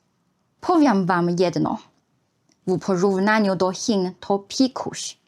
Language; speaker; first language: Polish; non-native, fluent; Chinese